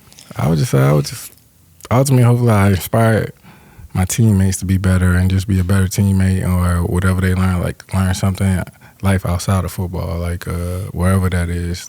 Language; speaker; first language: English; native; English